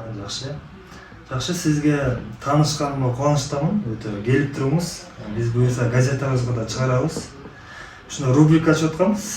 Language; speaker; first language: Kyrgyz; native; Kyrgyz